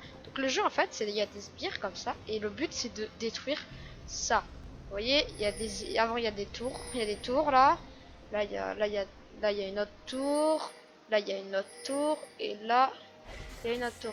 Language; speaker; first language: French; native; French